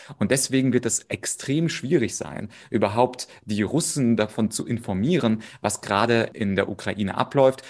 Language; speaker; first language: German; early bilingual, other home language; Russian